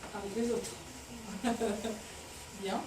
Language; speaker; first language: French; non-native, fluent; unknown